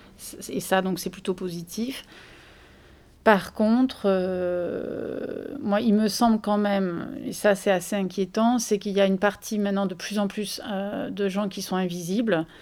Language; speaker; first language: French; native; French